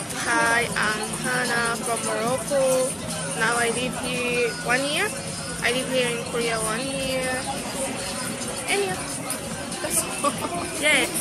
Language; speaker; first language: English; non-native, learner; Arabic